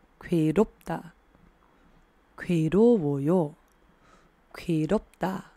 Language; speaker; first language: Korean; non-native, fluent; Chinese